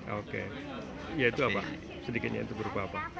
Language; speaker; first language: Indonesian; native; Indonesian